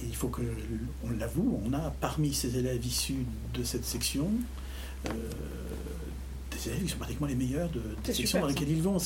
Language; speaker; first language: French; native; French